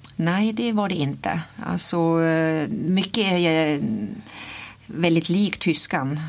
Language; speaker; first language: Swedish; non-native, fluent; German